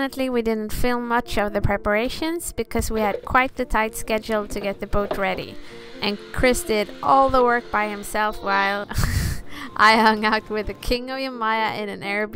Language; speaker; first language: English; non-native, fluent; Swedish